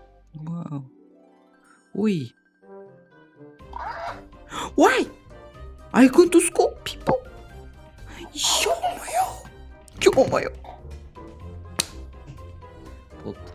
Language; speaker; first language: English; non-native, learner; Kazakh